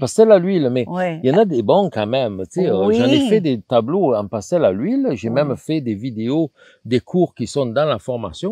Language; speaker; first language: French; native; French